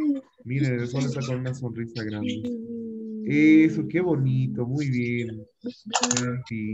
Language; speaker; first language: Spanish; native; Spanish